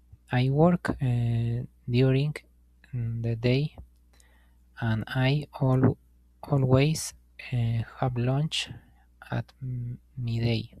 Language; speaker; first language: English; non-native, learner; Spanish